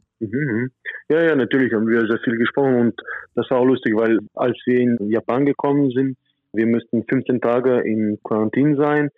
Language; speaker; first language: German; non-native, fluent; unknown